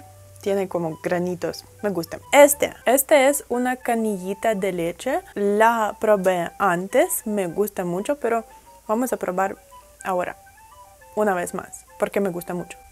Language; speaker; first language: Spanish; non-native, fluent; Russian